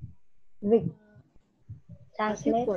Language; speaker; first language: English; non-native, learner; Vietnamese